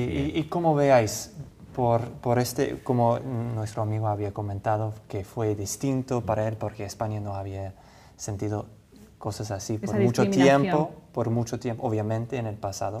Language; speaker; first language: Spanish; non-native, fluent; English